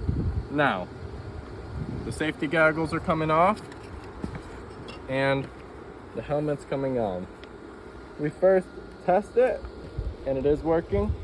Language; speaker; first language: English; native; English